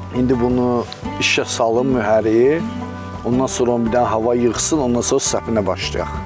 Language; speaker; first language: Azerbaijani; non-native, local second language; Avaric